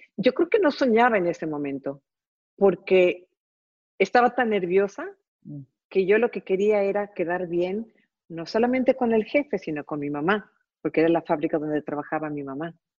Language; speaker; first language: Spanish; early bilingual, heritage; Spanish